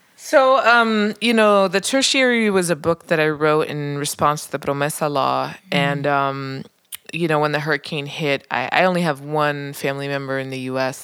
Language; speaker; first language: English; non-native, local second language; Spanish